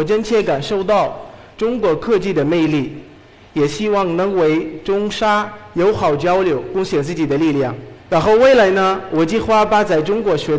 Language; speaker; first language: Chinese; non-native, fluent; Arabic